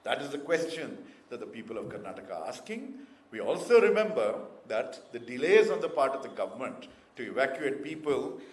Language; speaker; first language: English; non-native, local second language; Kannada